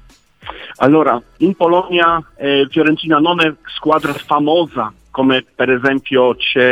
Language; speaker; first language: Italian; non-native, learner; Polish